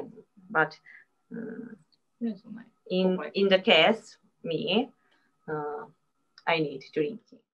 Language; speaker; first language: English; non-native, learner; Japanese